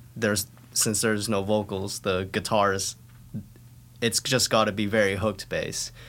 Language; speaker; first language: English; non-native, fluent; Thai